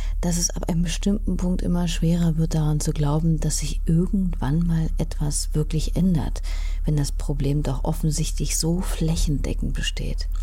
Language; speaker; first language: German; native; German